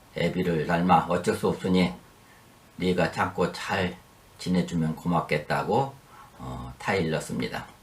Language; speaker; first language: Korean; native; Korean